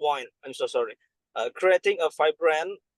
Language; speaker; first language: English; non-native, learner; Indonesian